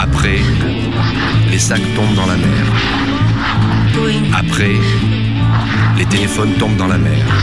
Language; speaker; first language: French; non-native, learner; Arabic